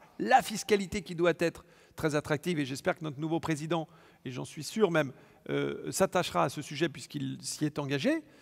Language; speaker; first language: French; native; French